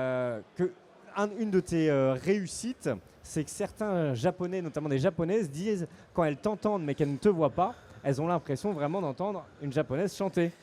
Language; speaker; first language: French; native; French